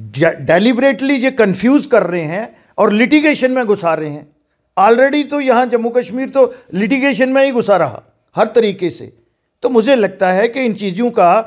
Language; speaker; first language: Hindi; non-native, local second language; Dogri